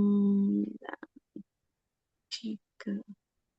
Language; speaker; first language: Chinese; non-native, learner; Indonesian